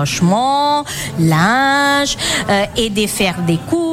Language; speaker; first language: French; non-native, fluent; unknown